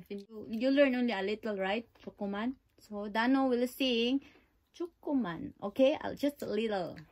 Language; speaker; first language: English; non-native, local second language; Cebuano